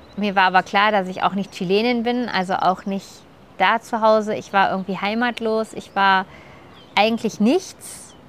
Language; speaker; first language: German; native; German